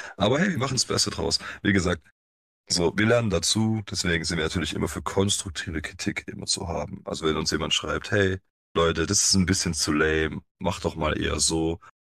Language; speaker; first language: German; early bilingual, other home language; Polish